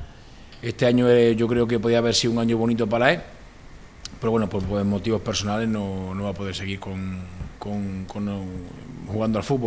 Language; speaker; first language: Spanish; native; Spanish